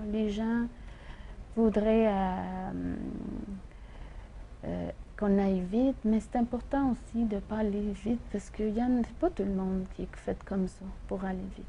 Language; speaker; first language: French; native; French